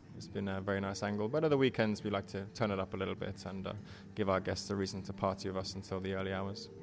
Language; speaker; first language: English; native; English